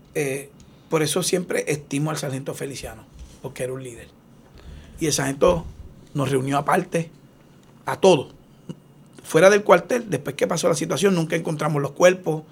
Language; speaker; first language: Spanish; native; Spanish